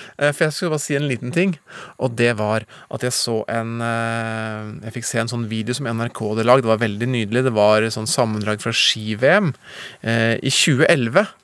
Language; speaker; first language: Norwegian; native; Norwegian